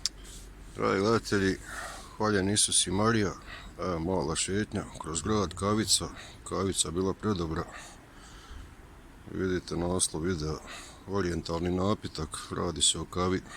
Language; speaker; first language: Bosnian; native; Bosnian